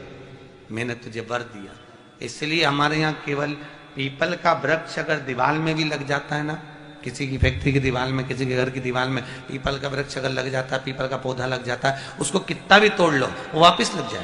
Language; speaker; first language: Hindi; native; Hindi